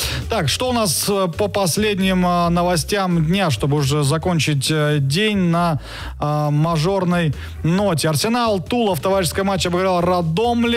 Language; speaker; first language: Russian; native; Russian